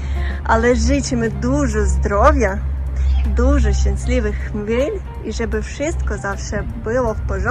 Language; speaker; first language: Polish; non-native, learner; Russian